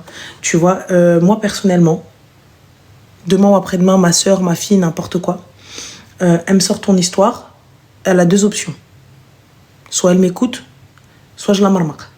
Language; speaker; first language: French; early bilingual, other home language; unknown